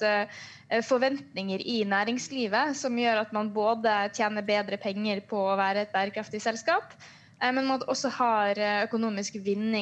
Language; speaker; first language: Norwegian; native; Norwegian